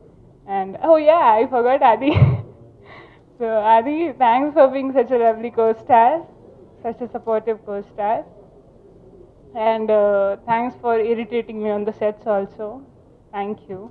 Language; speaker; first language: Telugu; non-native, fluent; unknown